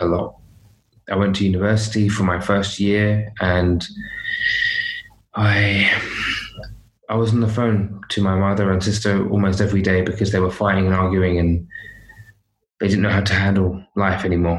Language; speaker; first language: English; native; English